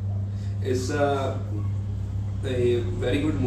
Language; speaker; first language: English; non-native, learner; Punjabi